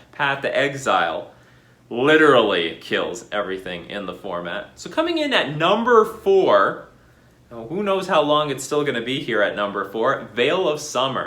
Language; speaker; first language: English; native; English